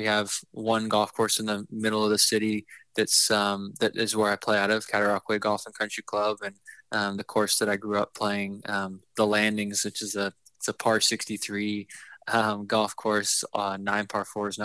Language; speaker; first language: English; native; English